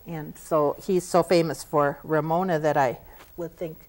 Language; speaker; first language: English; native; English